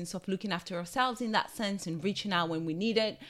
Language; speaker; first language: English; non-native, fluent; French